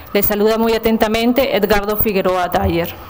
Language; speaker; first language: Spanish; native; Spanish